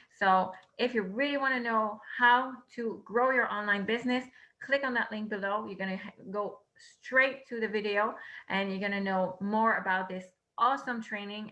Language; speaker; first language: English; non-native, fluent; French